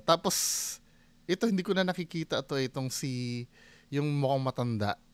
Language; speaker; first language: Filipino; native; Filipino